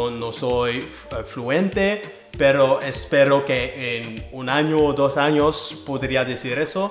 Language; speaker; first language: Spanish; non-native, learner; French